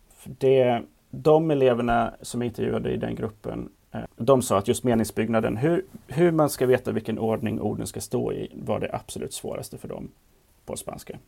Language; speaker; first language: Swedish; native; Swedish